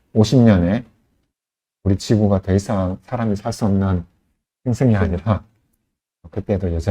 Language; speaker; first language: Korean; native; Korean